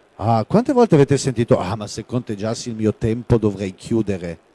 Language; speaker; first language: Italian; non-native, local second language; German